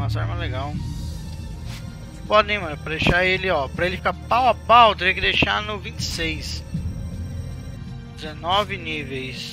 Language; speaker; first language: Portuguese; native; Portuguese